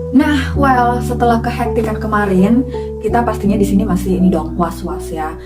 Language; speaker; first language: Indonesian; native; Indonesian